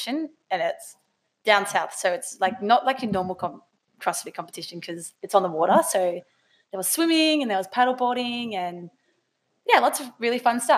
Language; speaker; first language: English; native; English